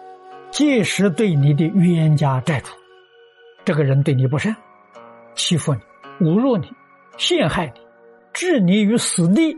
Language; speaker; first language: Chinese; native; Chinese